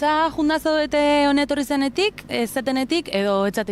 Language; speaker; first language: Basque; native; Basque